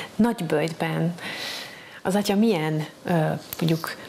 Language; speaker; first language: Hungarian; native; Hungarian